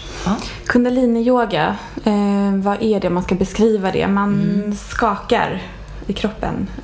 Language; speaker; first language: Swedish; native; Swedish